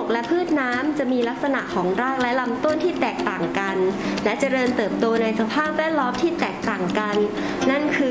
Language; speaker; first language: Thai; native; Thai